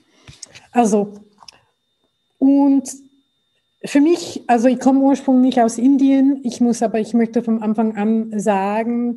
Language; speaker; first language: German; non-native, fluent; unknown